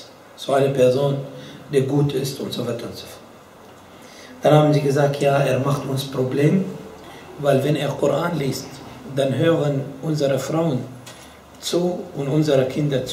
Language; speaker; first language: German; non-native, fluent; Arabic